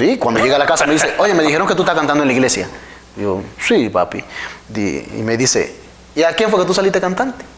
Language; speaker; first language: Spanish; native; Spanish